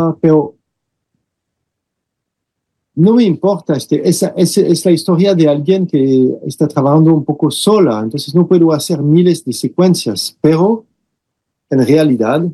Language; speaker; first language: Spanish; non-native, fluent; French